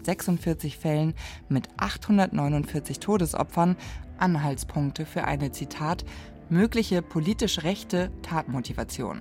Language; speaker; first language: German; native; German